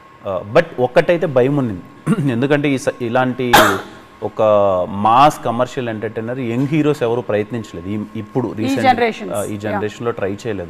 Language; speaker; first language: Telugu; native; Telugu